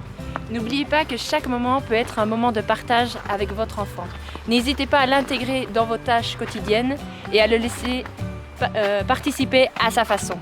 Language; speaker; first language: French; native; French